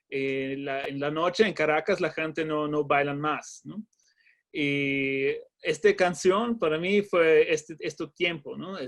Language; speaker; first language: Spanish; non-native, learner; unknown